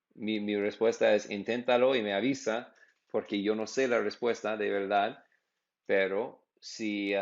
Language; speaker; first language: Spanish; non-native, learner; English